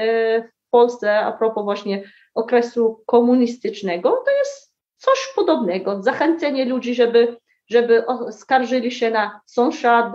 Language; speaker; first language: Polish; early bilingual, heritage; Arabic